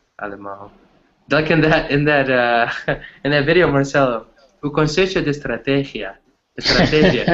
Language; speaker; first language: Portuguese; non-native, learner; English